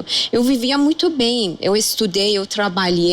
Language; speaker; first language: Portuguese; non-native, fluent; Persian